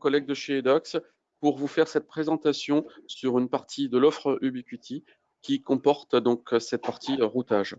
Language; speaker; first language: French; native; French